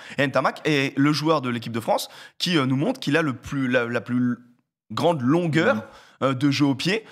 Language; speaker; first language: French; native; French